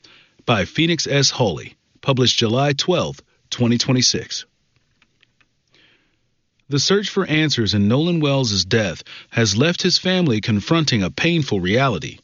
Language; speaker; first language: English; native; English